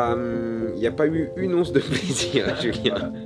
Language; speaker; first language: French; native; French